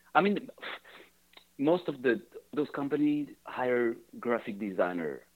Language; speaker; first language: English; non-native, fluent; French